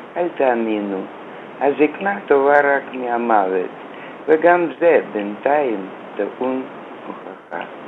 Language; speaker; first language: Hebrew; non-native, fluent; Russian